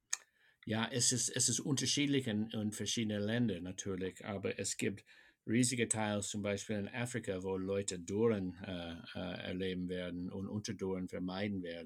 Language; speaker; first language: German; non-native, fluent; English